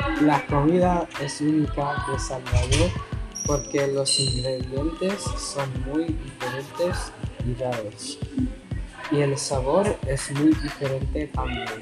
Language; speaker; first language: Spanish; non-native, learner; English